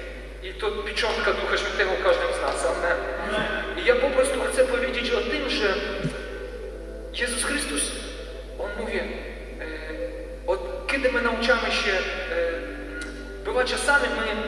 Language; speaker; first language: Polish; non-native, learner; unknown